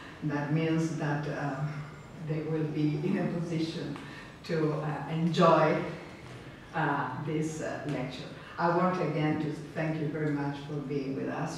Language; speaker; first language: English; non-native, fluent; Spanish